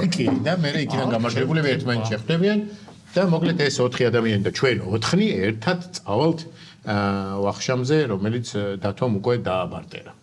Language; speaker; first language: Georgian; native; Georgian